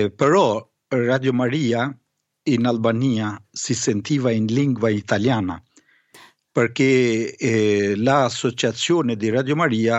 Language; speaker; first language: Italian; non-native, fluent; Albanian